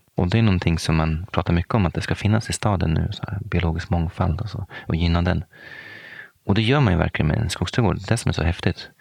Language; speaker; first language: Swedish; native; Swedish